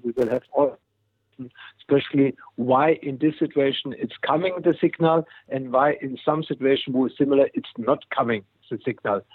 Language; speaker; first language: English; non-native, fluent; German